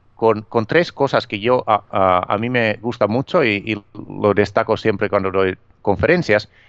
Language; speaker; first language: Spanish; non-native, fluent; Finnish